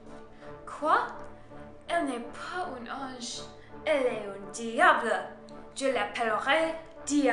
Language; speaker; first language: French; non-native, learner; English